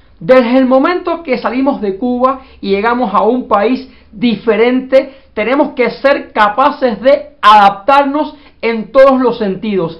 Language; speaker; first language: Spanish; native; Spanish